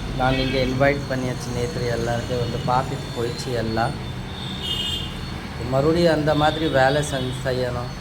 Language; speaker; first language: Tamil; non-native, local second language; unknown